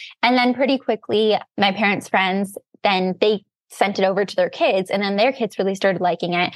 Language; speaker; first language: English; native; English